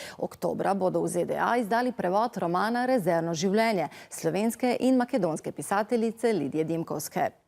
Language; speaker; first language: Slovenian; native; Slovenian